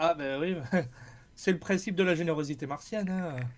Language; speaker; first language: French; native; French